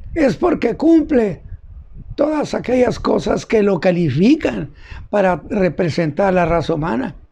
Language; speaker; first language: Spanish; native; Spanish